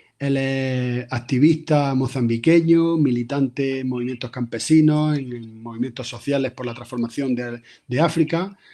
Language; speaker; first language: Spanish; native; Spanish